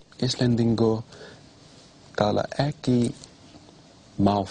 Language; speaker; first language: Icelandic; non-native, learner; English